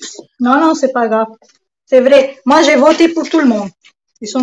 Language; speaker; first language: French; non-native, fluent; Italian